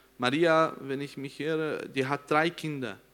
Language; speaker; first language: German; non-native, learner; Portuguese